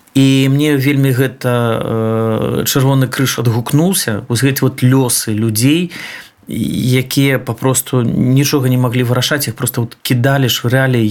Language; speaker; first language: Belarusian; non-native, local second language; Russian